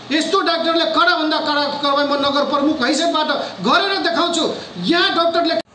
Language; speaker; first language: Nepali; non-native, local second language; Maithili